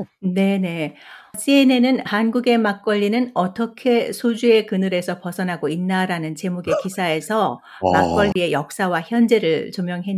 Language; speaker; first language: Korean; native; Korean